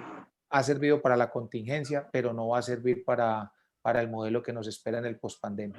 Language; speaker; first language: Spanish; native; Spanish